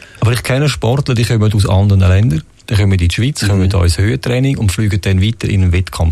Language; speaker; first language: German; native; German